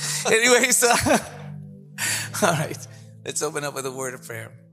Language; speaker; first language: English; early bilingual, other home language; Spanish